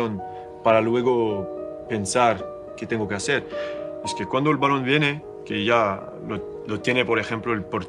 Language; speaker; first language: Spanish; non-native, learner; French